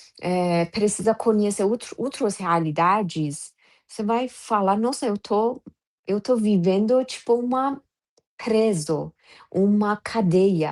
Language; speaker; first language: Portuguese; non-native, fluent; Persian